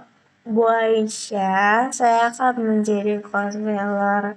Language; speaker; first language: Indonesian; native; Indonesian